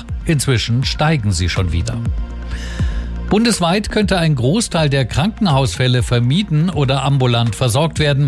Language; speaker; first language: German; native; German